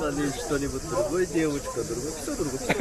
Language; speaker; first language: Russian; non-native, learner; Turkish